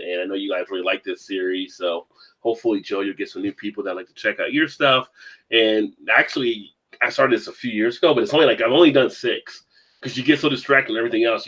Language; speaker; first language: English; native; English